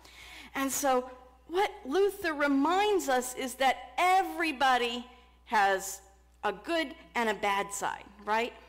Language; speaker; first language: English; native; English